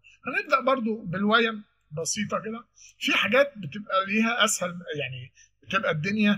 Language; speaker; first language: Arabic; native; Arabic